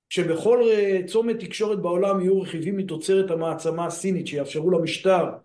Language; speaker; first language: Hebrew; native; Hebrew